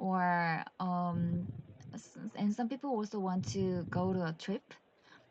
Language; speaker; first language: English; non-native, learner; Korean